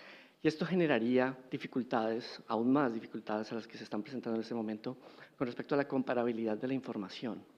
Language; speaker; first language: Spanish; native; Spanish